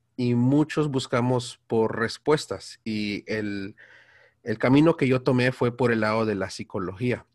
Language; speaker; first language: Spanish; early bilingual, heritage; Spanish